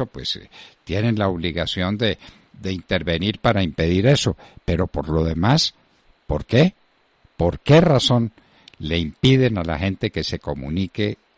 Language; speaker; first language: Spanish; native; Spanish